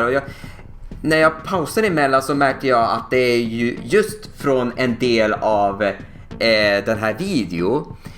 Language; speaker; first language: Swedish; native; Swedish